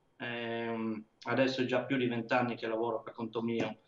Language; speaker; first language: Italian; native; Italian